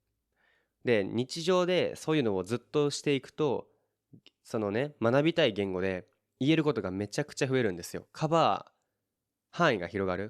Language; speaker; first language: Japanese; native; Japanese